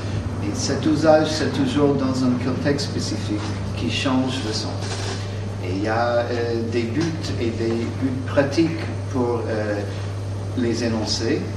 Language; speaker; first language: French; non-native, fluent; English